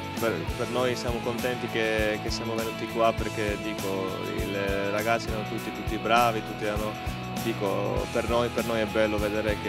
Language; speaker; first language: Italian; non-native, fluent; Czech